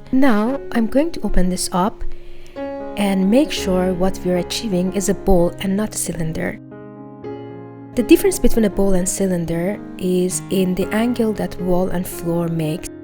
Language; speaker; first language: English; non-native, fluent; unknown